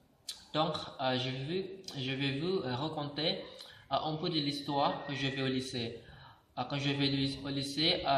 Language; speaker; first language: French; non-native, learner; Indonesian